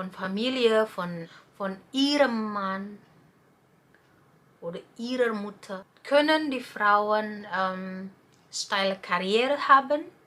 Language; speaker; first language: German; non-native, fluent; Indonesian